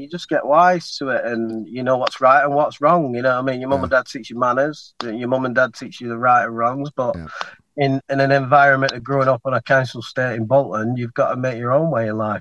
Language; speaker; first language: English; native; English